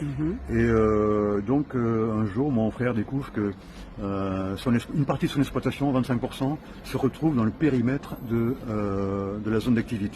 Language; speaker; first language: French; native; French